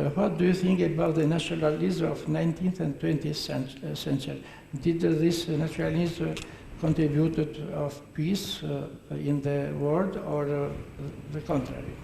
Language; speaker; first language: English; non-native, fluent; Albanian